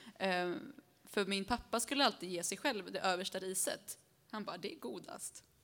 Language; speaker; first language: Swedish; early bilingual, other home language; Spanish